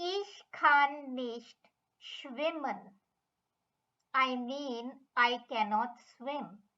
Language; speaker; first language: German; non-native, fluent; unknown